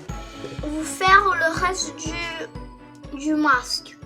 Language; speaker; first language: French; early bilingual, other home language; Portuguese